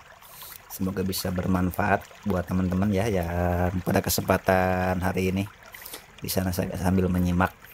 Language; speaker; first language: Indonesian; native; Indonesian